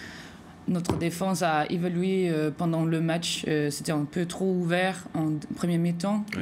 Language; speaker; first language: French; non-native, fluent; Danish